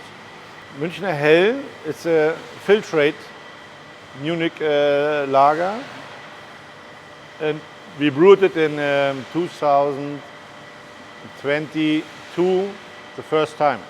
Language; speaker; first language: English; non-native, learner; German